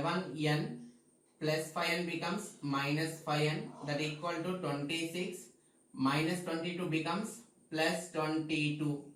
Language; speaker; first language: English; non-native, local second language; Telugu